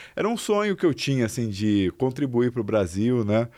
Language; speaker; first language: Portuguese; native; Portuguese